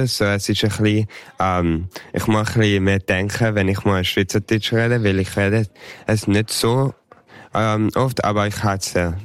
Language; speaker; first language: German; early bilingual, heritage; English